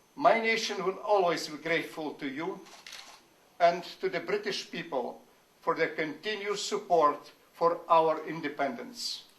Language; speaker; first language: English; non-native, fluent; Lithuanian